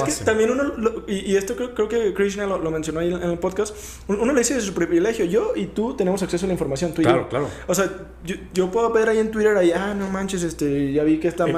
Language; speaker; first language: Spanish; native; Spanish